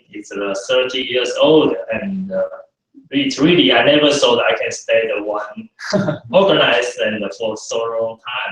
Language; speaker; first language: English; non-native, fluent; Chinese